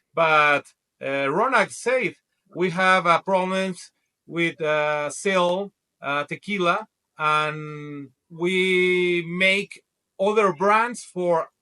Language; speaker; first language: English; non-native, learner; Spanish